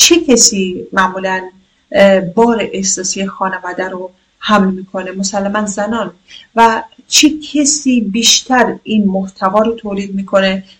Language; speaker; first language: Persian; non-native, local second language; Kurdish